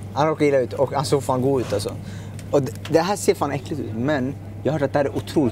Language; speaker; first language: Swedish; native; Swedish